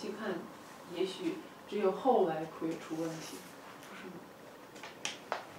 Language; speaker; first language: Chinese; non-native, fluent; Russian